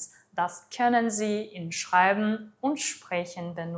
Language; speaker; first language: German; non-native, fluent; Uzbek